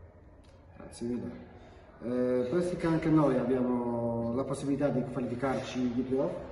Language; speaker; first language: Italian; non-native, fluent; Polish